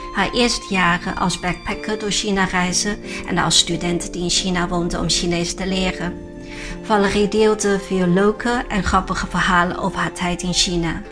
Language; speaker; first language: Dutch; non-native, fluent; Chinese